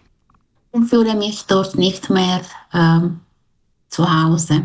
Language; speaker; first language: German; non-native, fluent; Armenian